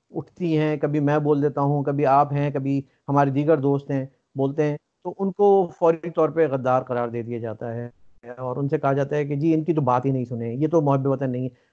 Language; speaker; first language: Urdu; native; Urdu